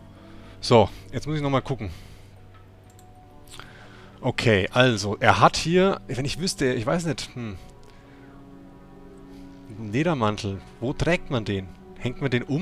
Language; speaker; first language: German; native; German